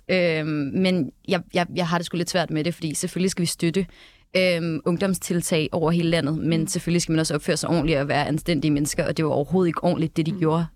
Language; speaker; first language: Danish; native; Danish